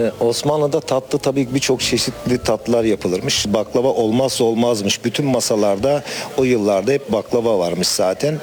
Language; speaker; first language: Turkish; native; Turkish